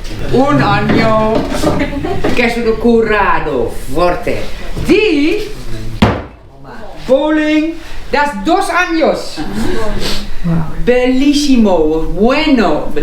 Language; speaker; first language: Spanish; non-native, learner; Dutch